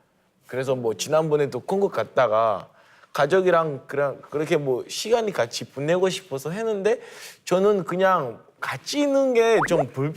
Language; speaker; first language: Korean; non-native, learner; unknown